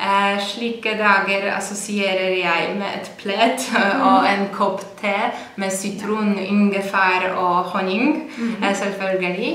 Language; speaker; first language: Norwegian; non-native, fluent; Polish